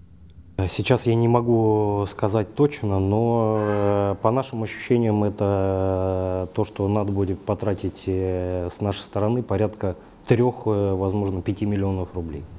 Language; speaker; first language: Russian; native; Russian